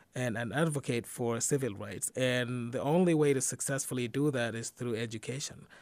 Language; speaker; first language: English; non-native, fluent; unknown